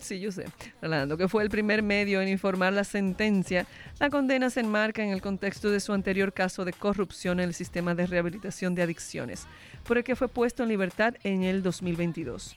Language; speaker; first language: Spanish; native; Spanish